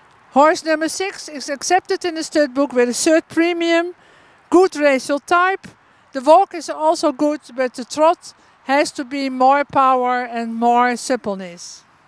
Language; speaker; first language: English; non-native, fluent; Dutch